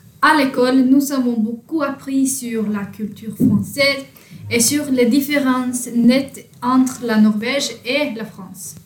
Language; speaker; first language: French; non-native, learner; Norwegian